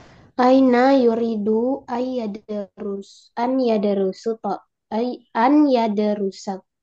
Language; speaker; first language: Arabic; non-native, learner; Indonesian